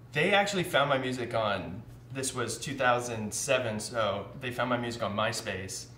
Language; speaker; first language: English; native; English